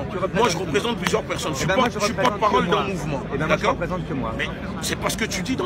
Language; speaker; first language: French; native; French